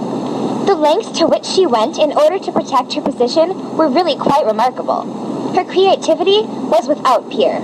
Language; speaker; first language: English; native; English